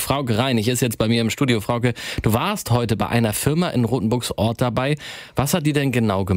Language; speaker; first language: German; native; German